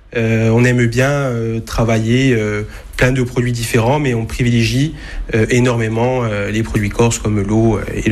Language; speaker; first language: French; native; French